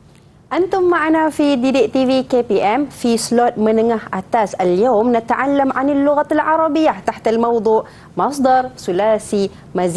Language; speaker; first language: Arabic; non-native, fluent; Malay